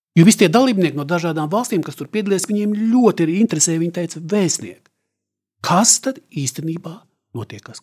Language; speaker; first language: Latvian; native; Latvian